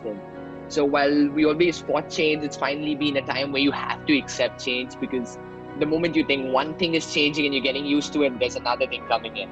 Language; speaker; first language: English; non-native, local second language; Hindi